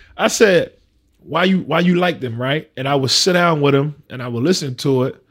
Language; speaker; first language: English; native; English